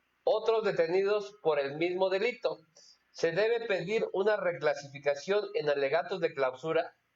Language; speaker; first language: Spanish; native; Spanish